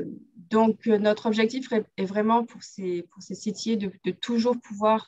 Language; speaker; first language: French; native; French